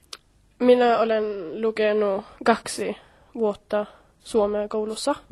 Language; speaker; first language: Finnish; non-native, learner; Swedish